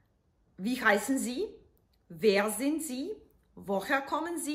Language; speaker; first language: German; non-native, fluent; Serbian